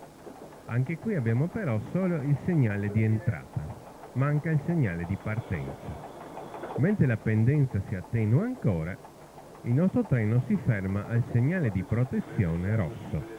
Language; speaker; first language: Italian; native; Italian